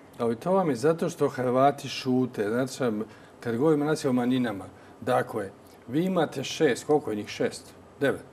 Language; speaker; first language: Croatian; native; Croatian